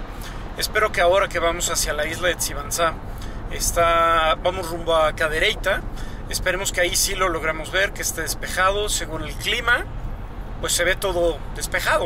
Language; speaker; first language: Spanish; native; Spanish